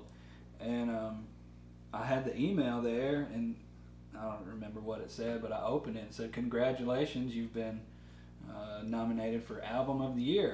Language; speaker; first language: English; native; English